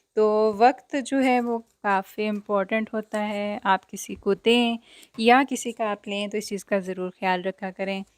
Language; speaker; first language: Urdu; native; Urdu